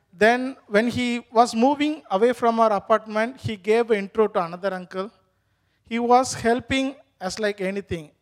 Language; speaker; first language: English; non-native, local second language; Tamil